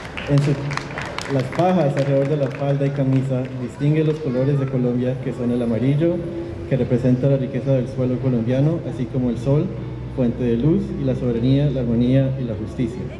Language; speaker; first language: Spanish; early bilingual, heritage; Spanish